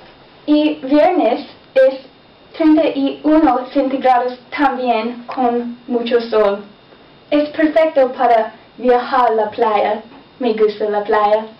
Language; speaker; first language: Spanish; non-native, learner; English